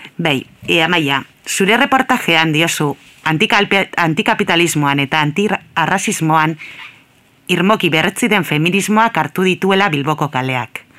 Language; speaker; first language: Basque; native; Basque